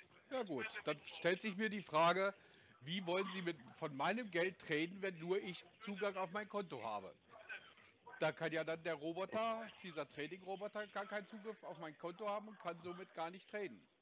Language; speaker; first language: German; native; German